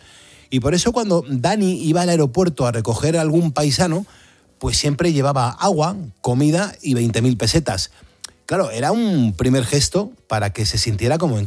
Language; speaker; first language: Spanish; native; Spanish